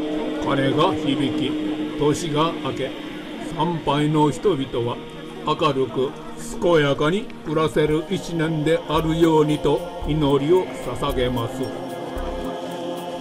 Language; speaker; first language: Japanese; native; Japanese